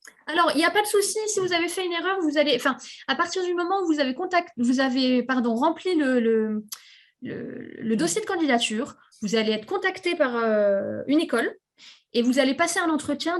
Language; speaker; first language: French; native; French